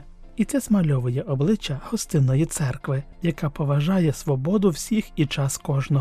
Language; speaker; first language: Ukrainian; native; Ukrainian